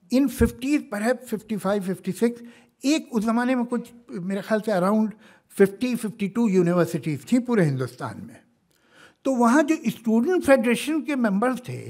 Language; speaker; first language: Hindi; native; Hindi